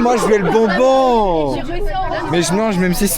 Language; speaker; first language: French; native; French